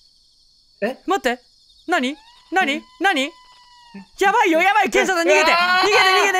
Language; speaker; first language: Japanese; native; Japanese